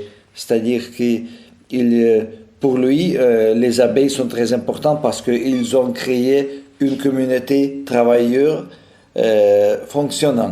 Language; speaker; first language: French; non-native, fluent; Russian